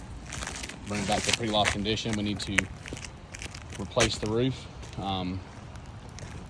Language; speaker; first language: English; native; English